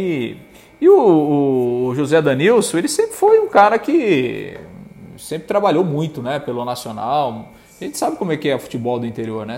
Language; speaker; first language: Portuguese; native; Portuguese